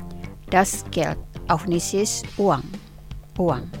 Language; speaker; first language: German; non-native, fluent; Indonesian